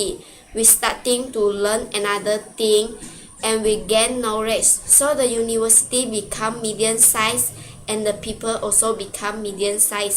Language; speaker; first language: English; non-native, local second language; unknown